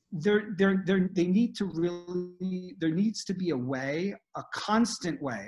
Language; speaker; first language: English; native; English